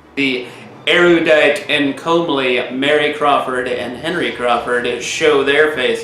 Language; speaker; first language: English; native; English